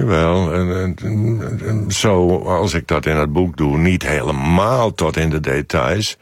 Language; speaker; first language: Dutch; native; Dutch